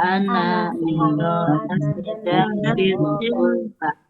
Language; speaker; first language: Arabic; non-native, learner; Indonesian